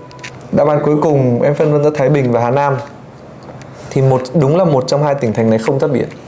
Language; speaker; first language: Vietnamese; native; Vietnamese